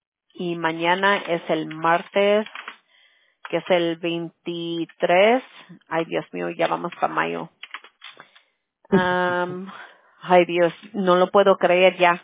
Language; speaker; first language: Spanish; early bilingual, heritage; English